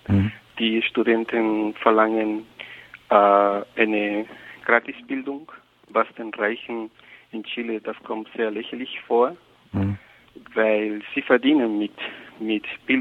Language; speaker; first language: German; non-native, fluent; Spanish